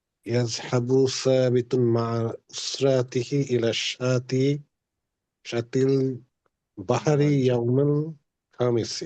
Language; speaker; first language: Arabic; non-native, learner; Bangla